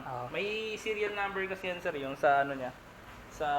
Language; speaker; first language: Filipino; native; Filipino